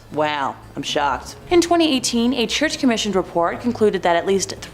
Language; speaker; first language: English; native; English